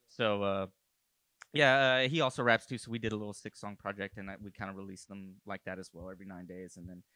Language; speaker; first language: English; native; English